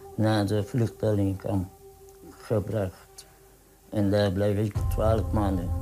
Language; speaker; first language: Dutch; non-native, learner; Vietnamese